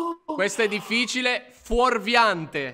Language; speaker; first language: Italian; native; Italian